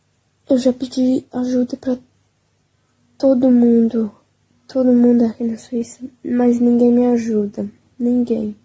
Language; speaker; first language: Portuguese; early bilingual, heritage; Portuguese